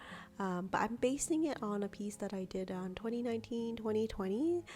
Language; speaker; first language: English; native; English